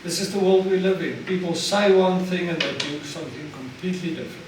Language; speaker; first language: English; non-native, local second language; Afrikaans